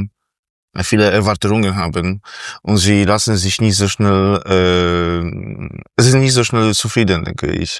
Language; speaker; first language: German; non-native, fluent; Polish